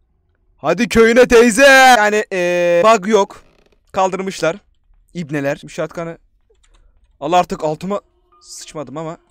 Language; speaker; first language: Turkish; native; Turkish